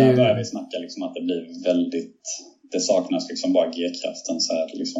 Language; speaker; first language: Swedish; native; Swedish